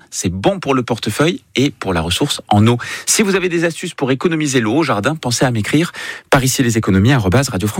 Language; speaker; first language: French; native; French